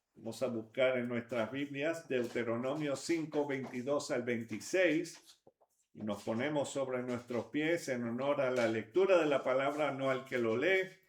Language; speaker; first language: Spanish; native; Spanish